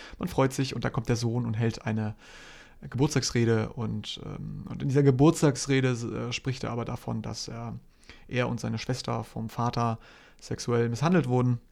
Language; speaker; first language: German; early bilingual, other home language; Polish